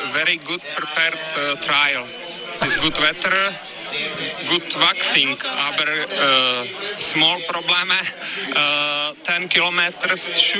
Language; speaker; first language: English; non-native, learner; German